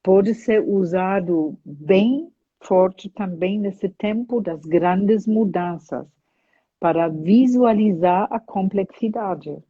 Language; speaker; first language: Portuguese; non-native, fluent; German